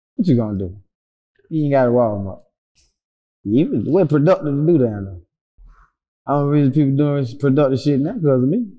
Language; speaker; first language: English; native; English